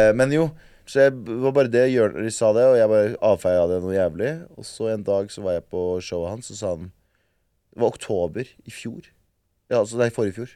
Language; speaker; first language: Norwegian; early bilingual, other home language; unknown